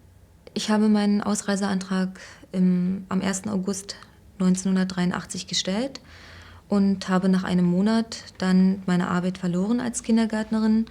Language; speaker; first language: German; native; German